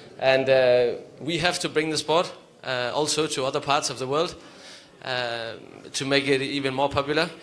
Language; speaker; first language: English; non-native, fluent; Danish